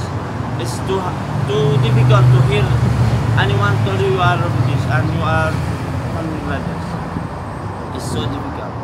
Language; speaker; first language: English; non-native, learner; Arabic